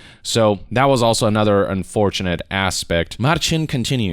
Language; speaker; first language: English; native; English